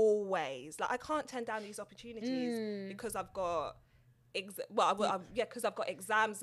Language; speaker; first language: English; native; English